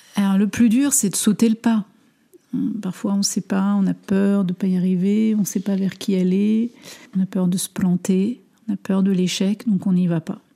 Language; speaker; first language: French; early bilingual, other home language; Armenian